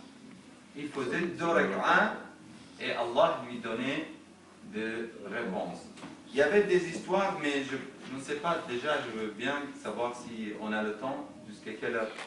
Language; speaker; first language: French; non-native, fluent; Arabic